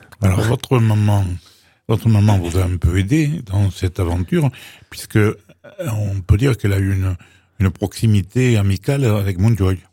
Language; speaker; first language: French; native; French